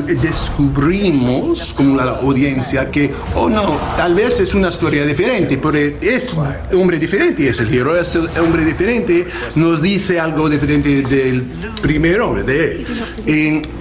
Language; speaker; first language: Spanish; non-native, learner; English